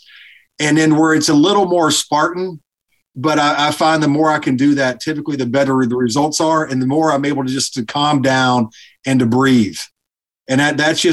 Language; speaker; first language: English; native; English